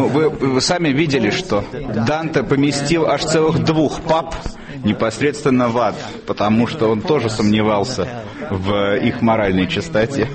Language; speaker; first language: Russian; native; Russian